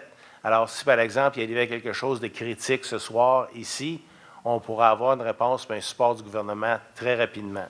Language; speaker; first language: French; native; French